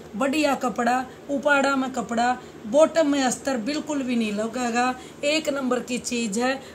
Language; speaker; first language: Hindi; non-native, local second language; Haryanvi